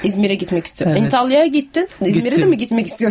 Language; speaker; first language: Turkish; native; Turkish